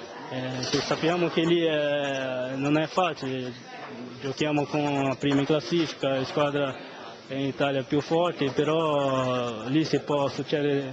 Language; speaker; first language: Italian; non-native, learner; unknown